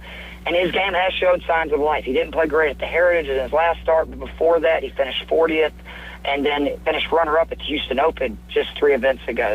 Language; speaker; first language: English; native; English